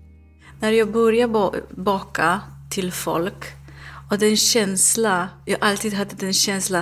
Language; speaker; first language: Swedish; non-native, learner; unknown